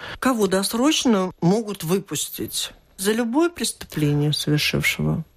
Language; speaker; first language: Russian; native; Russian